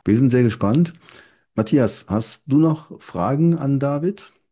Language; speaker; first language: German; native; German